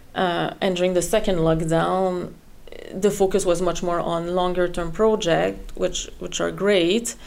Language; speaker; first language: English; non-native, fluent; French